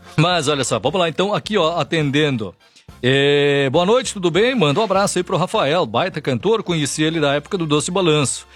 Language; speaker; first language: Portuguese; native; Portuguese